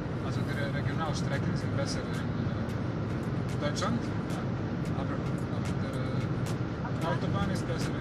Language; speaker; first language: German; non-native, learner; Serbian